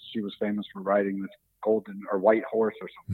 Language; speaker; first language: English; native; English